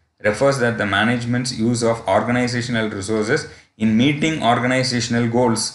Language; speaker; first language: English; non-native, local second language; Tamil